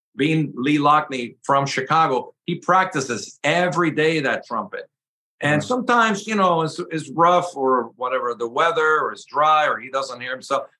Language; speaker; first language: English; early bilingual, other home language; Spanish